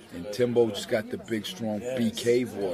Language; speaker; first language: English; native; English